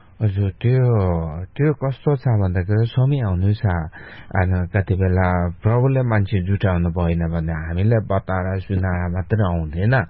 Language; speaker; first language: Nepali; non-native, local second language; Sherpa